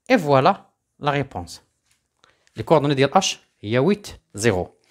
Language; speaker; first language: French; non-native, local second language; Arabic